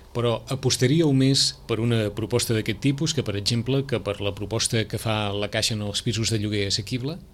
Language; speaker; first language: Catalan; native; Catalan